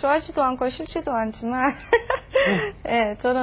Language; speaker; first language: Korean; non-native, fluent; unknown